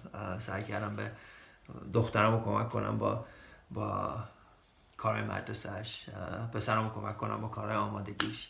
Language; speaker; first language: Persian; early bilingual, heritage; Persian